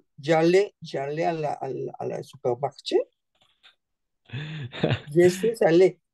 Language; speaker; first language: French; non-native, learner; Spanish